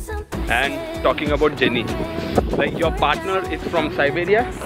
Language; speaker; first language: English; non-native, local second language; Tamil